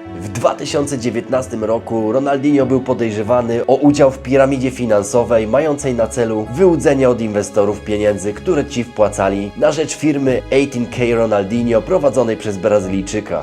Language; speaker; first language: Polish; native; Polish